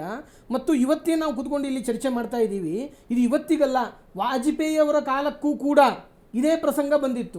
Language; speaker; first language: Kannada; native; Kannada